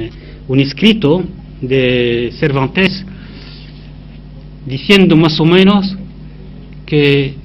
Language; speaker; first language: Spanish; non-native, fluent; Arabic